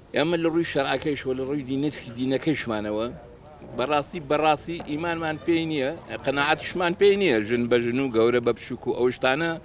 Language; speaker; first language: Central Kurdish; non-native, local second language; Gurani